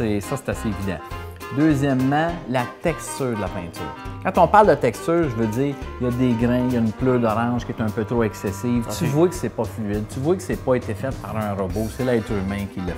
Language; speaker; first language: French; native; French